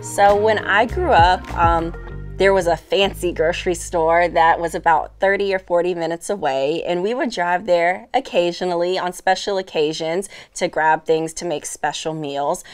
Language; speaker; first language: English; native; English